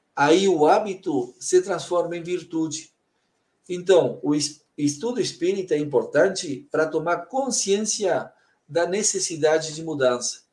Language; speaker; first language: Portuguese; native; Portuguese